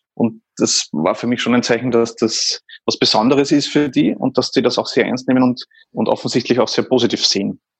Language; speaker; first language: German; native; German